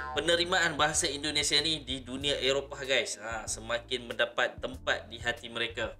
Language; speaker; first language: Malay; native; Malay